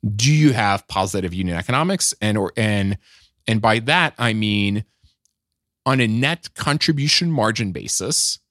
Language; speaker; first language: English; non-native, fluent; French